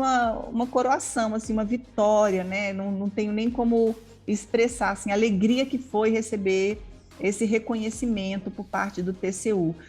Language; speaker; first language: Portuguese; native; Portuguese